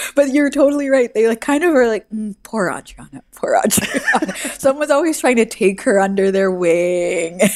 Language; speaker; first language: English; native; English